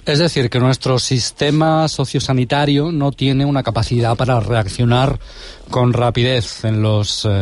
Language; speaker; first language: Spanish; non-native, local second language; Catalan